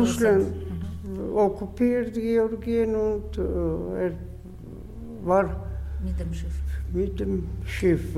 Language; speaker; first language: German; non-native, learner; Georgian